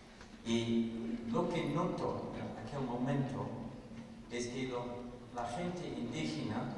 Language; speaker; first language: Spanish; non-native, fluent; English